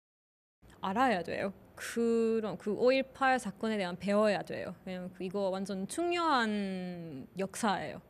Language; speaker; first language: Korean; non-native, learner; Finnish